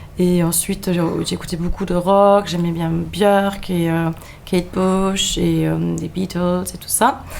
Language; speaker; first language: French; non-native, fluent; German